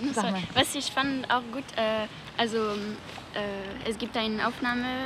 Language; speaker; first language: German; non-native, learner; French